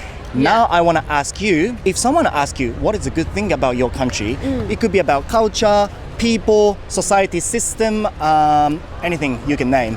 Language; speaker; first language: English; non-native, fluent; Japanese